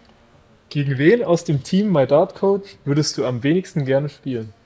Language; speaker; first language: German; native; German